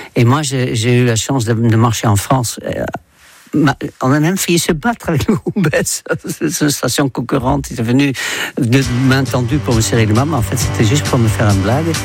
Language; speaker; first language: French; non-native, fluent; Dutch